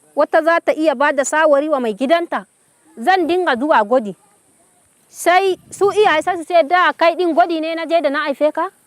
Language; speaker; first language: Hausa; non-native, local second language; Fula